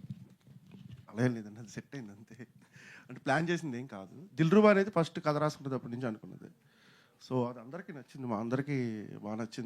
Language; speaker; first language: Telugu; native; Telugu